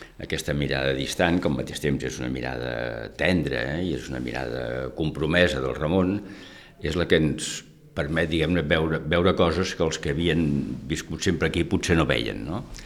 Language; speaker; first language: Catalan; early bilingual, heritage; Catalan